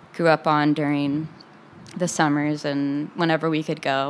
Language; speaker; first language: English; native; English